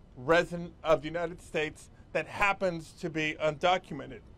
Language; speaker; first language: English; early bilingual, other home language; Spanish